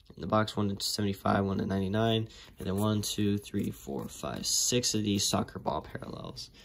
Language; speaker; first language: English; native; English